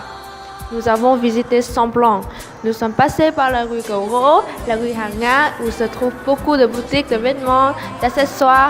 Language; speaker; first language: French; non-native, learner; Vietnamese